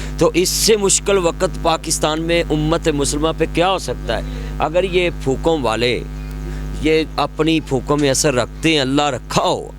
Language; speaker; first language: Urdu; non-native, local second language; Punjabi